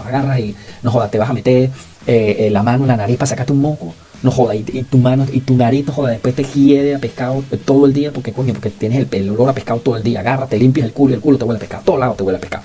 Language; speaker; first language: Spanish; native; Spanish